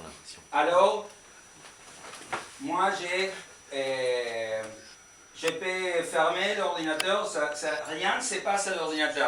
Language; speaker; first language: French; non-native, learner; Spanish